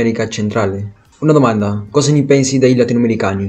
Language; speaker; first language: Italian; non-native, learner; Spanish